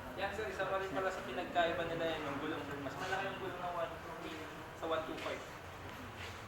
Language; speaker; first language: Filipino; native; Filipino